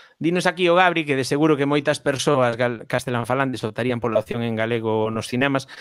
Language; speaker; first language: Galician; non-native, local second language; Spanish